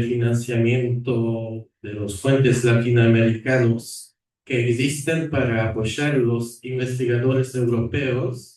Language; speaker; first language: Spanish; non-native, fluent; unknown